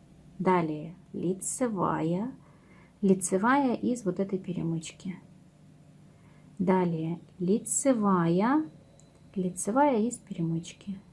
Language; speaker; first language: Russian; native; Russian